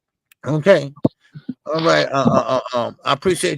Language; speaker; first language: English; native; English